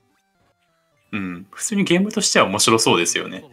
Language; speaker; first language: Japanese; native; Japanese